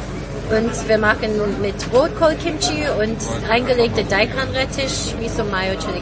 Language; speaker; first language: German; non-native, learner; Korean